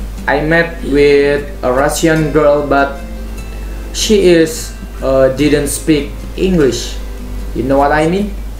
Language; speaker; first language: English; non-native, learner; Indonesian